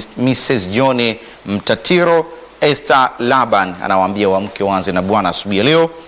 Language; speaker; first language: Swahili; native; Swahili